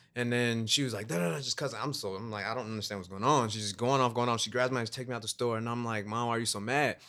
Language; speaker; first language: English; native; English